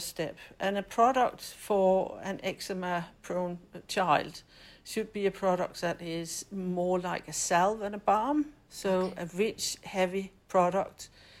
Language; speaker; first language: English; non-native, fluent; Danish